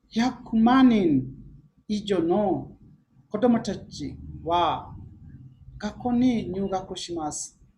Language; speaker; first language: Japanese; non-native, learner; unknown